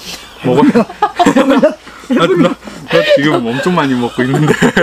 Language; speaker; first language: Korean; non-native, learner; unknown